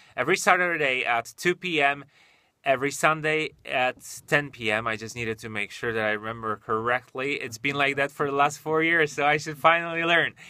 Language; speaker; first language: English; non-native, fluent; Polish